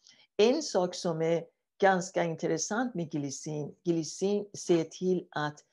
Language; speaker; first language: Swedish; non-native, fluent; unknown